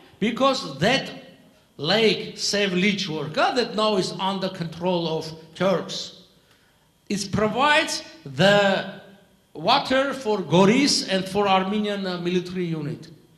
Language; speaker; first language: English; non-native, fluent; Armenian